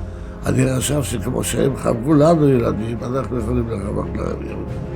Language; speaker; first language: Hebrew; non-native, fluent; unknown